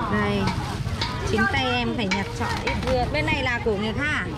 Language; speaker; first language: Vietnamese; native; Vietnamese